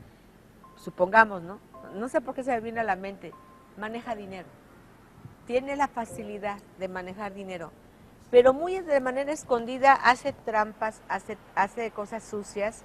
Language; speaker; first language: Spanish; native; Spanish